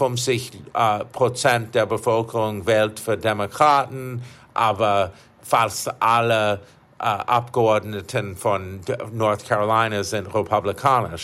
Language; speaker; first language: German; non-native, fluent; English